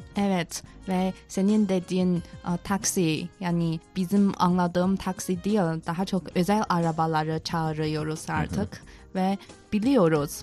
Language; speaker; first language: Turkish; non-native, fluent; Chinese